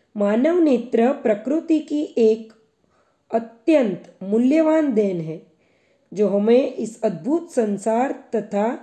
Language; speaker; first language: Hindi; non-native, local second language; Gujarati